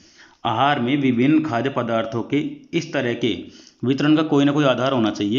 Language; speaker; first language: Hindi; native; Hindi